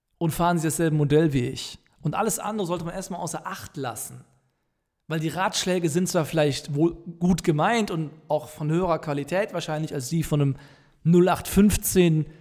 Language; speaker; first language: German; native; German